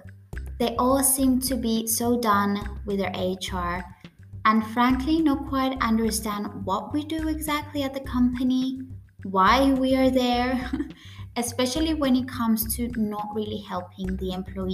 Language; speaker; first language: English; non-native, fluent; Greek